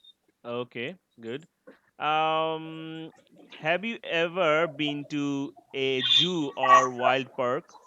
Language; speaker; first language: English; non-native, learner; Bangla